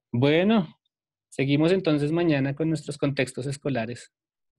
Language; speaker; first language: Spanish; native; Spanish